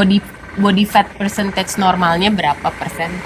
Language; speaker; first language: Indonesian; native; Indonesian